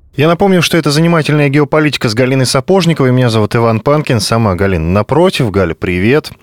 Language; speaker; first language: Russian; native; Russian